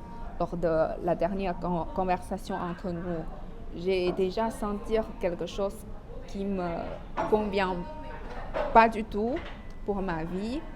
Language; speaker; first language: French; non-native, fluent; Chinese